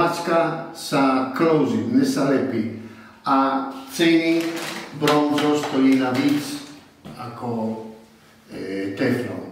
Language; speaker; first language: Czech; non-native, learner; Italian